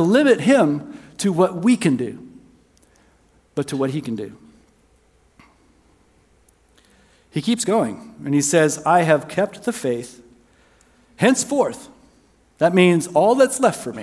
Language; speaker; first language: English; native; English